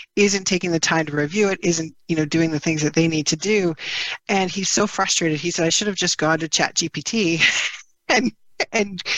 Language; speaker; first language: English; native; English